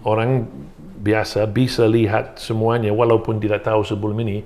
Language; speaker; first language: Indonesian; non-native, fluent; English